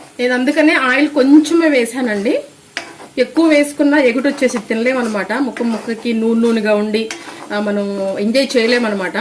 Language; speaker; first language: Telugu; non-native, local second language; Lambadi